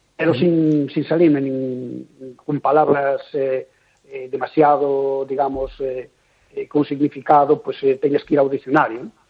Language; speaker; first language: Galician; native; Galician